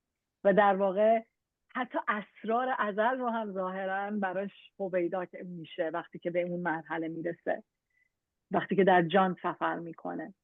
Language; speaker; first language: Persian; native; Persian